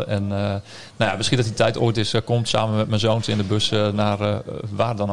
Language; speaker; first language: Dutch; native; Dutch